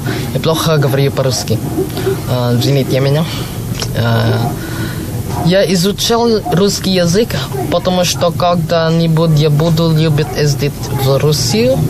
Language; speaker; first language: Russian; non-native, learner; Filipino